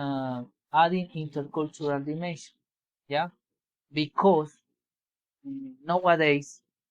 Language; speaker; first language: English; non-native, learner; Spanish